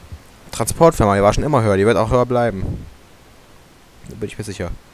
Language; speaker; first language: German; native; German